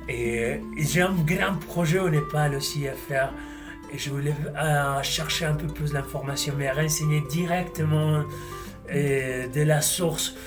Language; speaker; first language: French; non-native, fluent; Spanish